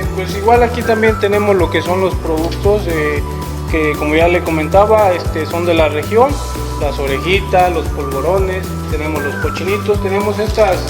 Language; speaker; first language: Spanish; native; Spanish